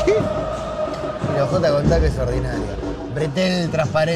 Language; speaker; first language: Spanish; native; Spanish